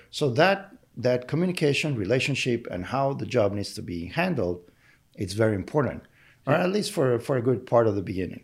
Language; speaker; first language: English; non-native, fluent; Spanish